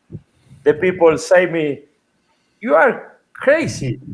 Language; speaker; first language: English; non-native, learner; Spanish